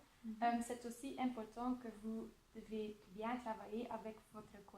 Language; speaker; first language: French; non-native, local second language; Dutch